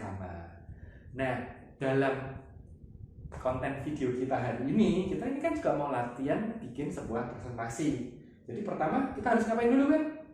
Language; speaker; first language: Indonesian; native; Indonesian